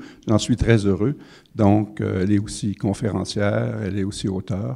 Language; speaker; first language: French; native; French